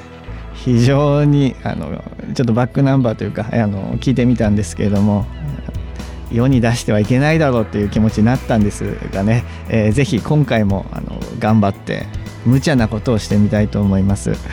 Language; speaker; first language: Japanese; native; Japanese